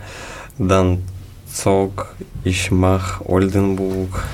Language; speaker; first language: German; non-native, fluent; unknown